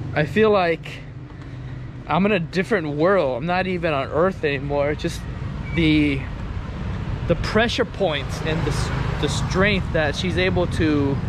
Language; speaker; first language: English; early bilingual, other home language; Vietnamese